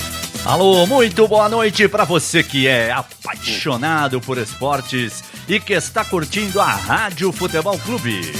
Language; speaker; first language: Portuguese; native; Portuguese